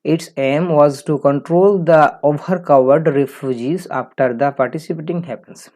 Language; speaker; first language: English; non-native, local second language; Bangla